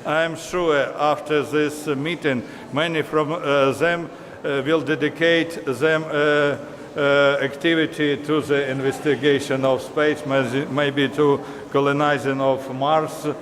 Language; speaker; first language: English; non-native, learner; Ukrainian